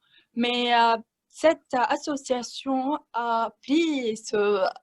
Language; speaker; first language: French; non-native, learner; Arabic